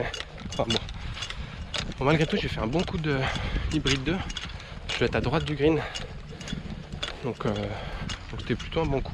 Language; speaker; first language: French; native; French